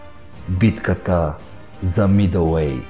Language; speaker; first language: Bulgarian; native; Bulgarian